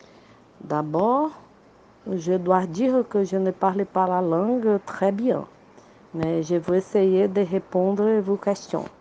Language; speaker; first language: French; non-native, learner; Portuguese